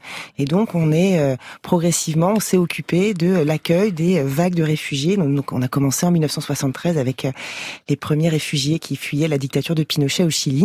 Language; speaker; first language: French; native; French